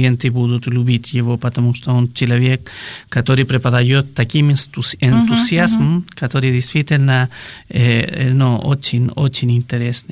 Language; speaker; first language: Russian; non-native, fluent; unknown